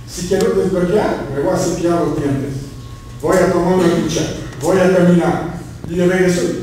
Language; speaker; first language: Spanish; non-native, fluent; English